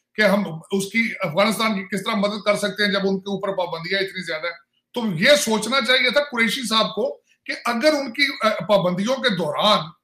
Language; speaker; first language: Urdu; non-native, local second language; Punjabi